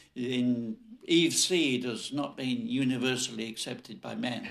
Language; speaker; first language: English; native; English